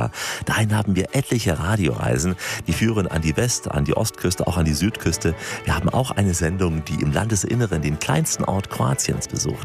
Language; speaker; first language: German; native; German